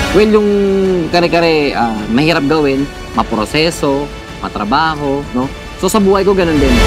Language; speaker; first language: Filipino; native; Filipino